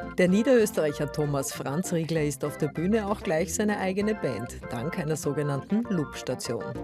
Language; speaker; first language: German; native; German